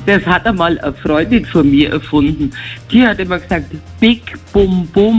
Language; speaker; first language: German; native; German